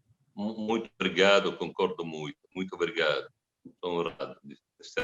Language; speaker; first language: Portuguese; non-native, fluent; Italian